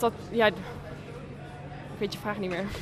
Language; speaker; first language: Dutch; native; Dutch